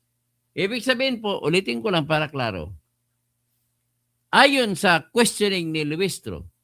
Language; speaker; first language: Filipino; native; Filipino